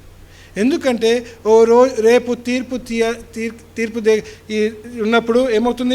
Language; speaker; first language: Telugu; native; Telugu